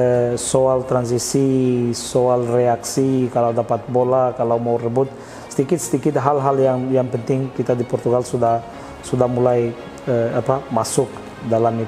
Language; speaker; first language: Indonesian; non-native, fluent; Portuguese